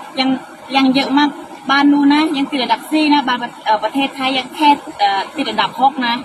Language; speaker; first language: Thai; non-native, learner; Khmer